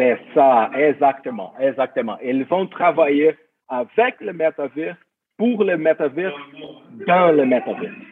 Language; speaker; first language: French; non-native, fluent; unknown